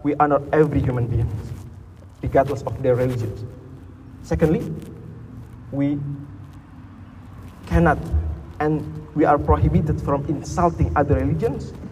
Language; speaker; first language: English; non-native, fluent; Indonesian